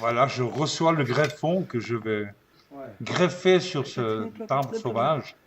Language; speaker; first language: French; native; French